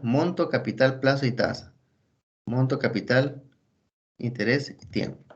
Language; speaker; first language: Spanish; native; Spanish